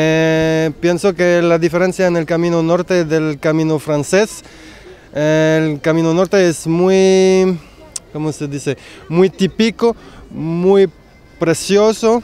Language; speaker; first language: Spanish; non-native, learner; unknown